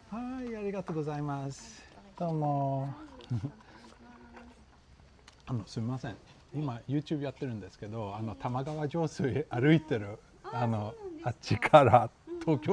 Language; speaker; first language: Japanese; non-native, fluent; Swedish